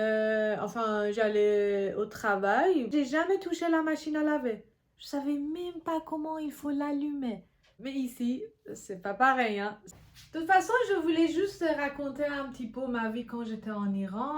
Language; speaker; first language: French; non-native, fluent; Persian